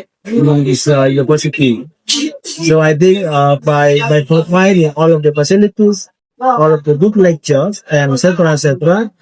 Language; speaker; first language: English; non-native, fluent; Indonesian